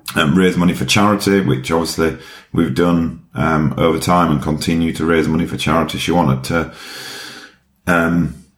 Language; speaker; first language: English; native; English